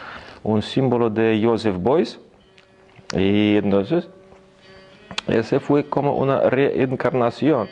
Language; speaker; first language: Spanish; non-native, learner; Russian